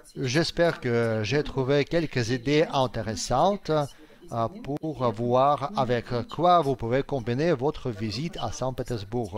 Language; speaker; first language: French; non-native, fluent; Russian